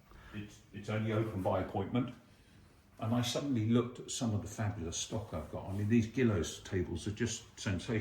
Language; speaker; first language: English; native; English